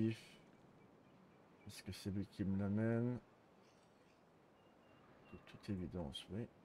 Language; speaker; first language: French; native; French